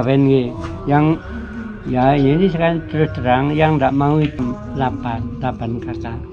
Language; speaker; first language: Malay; non-native, local second language; Javanese